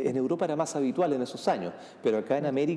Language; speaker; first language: Spanish; native; Spanish